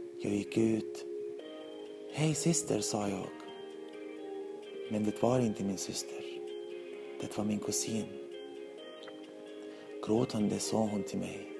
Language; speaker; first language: Swedish; non-native, learner; Arabic